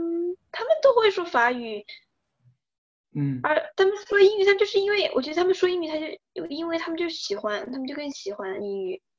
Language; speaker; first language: Chinese; early bilingual, other home language; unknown